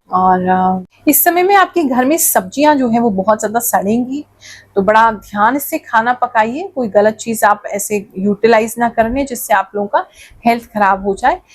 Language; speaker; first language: Hindi; native; Hindi